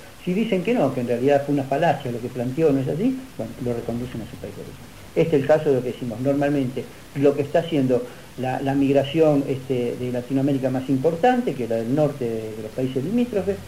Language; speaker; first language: Spanish; native; Spanish